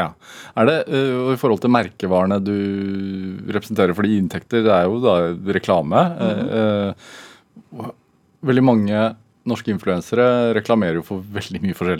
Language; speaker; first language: Norwegian; native; Norwegian